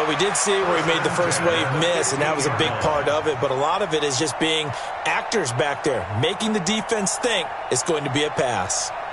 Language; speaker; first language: English; native; English